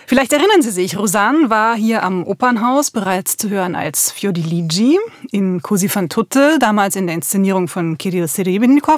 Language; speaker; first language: German; native; German